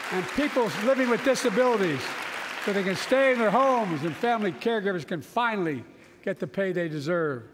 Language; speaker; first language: English; native; English